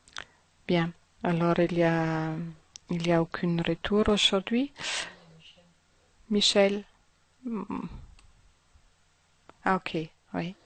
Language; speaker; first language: French; non-native, fluent; German